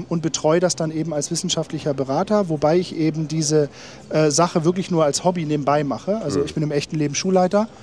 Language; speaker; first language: German; native; German